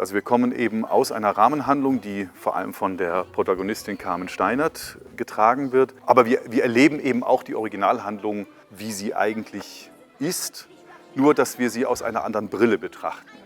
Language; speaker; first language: German; native; German